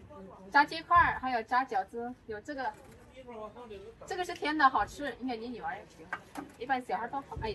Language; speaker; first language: Chinese; non-native, fluent; Indonesian